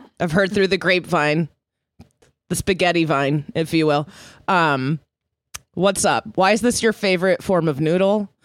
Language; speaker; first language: English; native; English